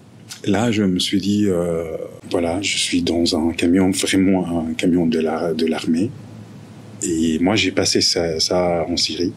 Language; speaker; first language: French; non-native, fluent; Arabic